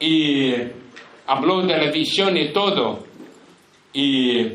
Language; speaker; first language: Spanish; non-native, fluent; Portuguese